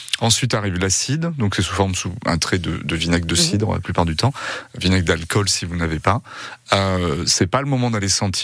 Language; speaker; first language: French; native; French